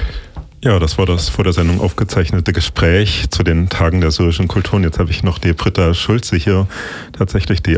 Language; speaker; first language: German; native; German